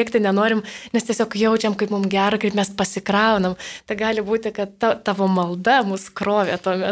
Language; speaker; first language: Lithuanian; native; Lithuanian